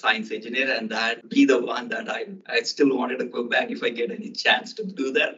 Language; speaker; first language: English; non-native, local second language; Telugu